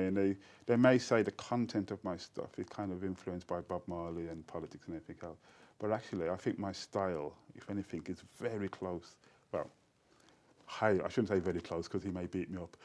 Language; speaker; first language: English; native; English